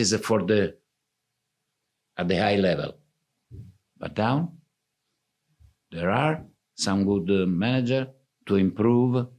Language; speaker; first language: English; non-native, fluent; Italian